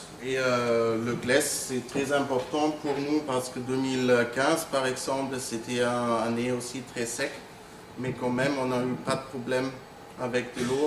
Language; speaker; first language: French; non-native, fluent; German